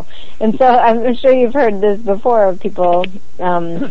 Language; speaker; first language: English; native; English